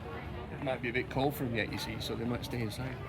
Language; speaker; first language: English; native; English